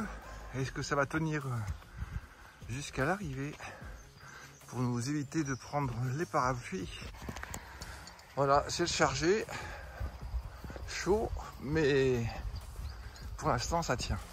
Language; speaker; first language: French; native; French